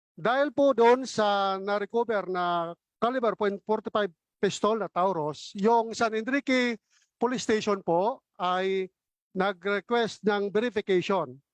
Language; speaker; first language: Filipino; non-native, local second language; Hiligaynon